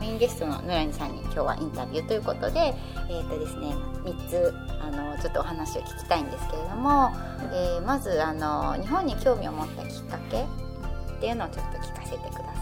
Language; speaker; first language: Japanese; native; Japanese